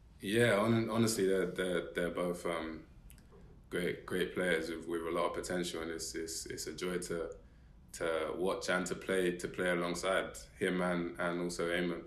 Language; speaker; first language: English; native; English